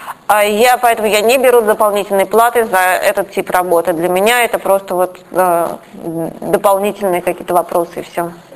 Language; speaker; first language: Russian; native; Russian